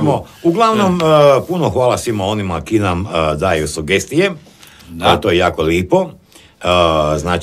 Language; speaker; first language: Croatian; native; Croatian